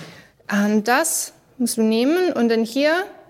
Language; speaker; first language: German; non-native, learner; English